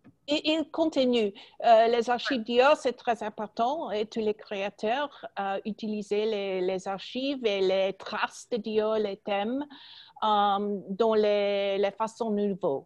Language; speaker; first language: French; non-native, learner; English